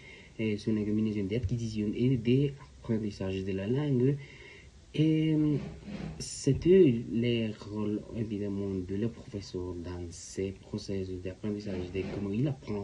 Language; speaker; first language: French; non-native, learner; Spanish